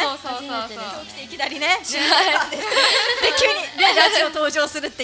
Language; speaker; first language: Japanese; native; Japanese